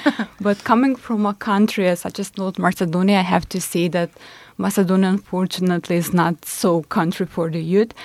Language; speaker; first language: English; non-native, fluent; Macedonian